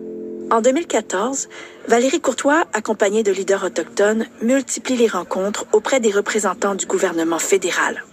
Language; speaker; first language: French; native; French